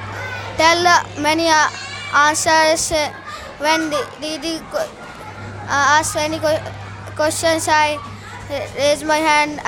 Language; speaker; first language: English; non-native, learner; Hindi